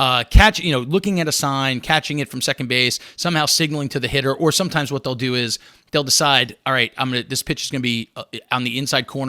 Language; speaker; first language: English; native; English